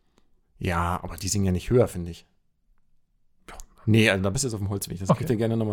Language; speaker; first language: German; native; German